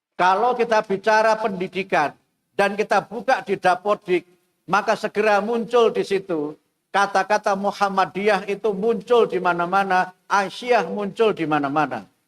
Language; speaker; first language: Indonesian; non-native, local second language; Javanese